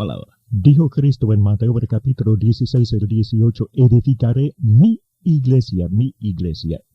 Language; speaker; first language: Spanish; native; Spanish